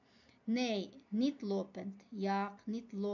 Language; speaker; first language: Dutch; non-native, fluent; Uyghur